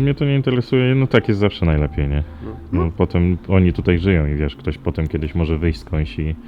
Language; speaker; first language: Polish; native; Polish